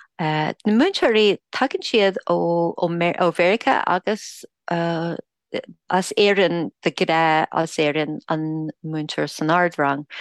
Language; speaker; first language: Irish; non-native, fluent; English